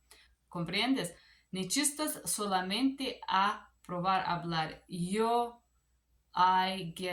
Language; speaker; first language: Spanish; non-native, learner; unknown